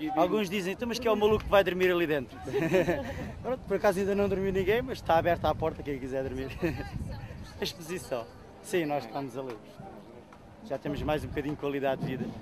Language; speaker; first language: Portuguese; native; Portuguese